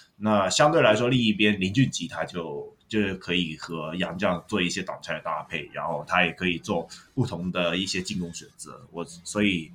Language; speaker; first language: Chinese; non-native, local second language; Cantonese